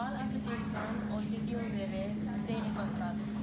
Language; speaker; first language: Spanish; non-native, learner; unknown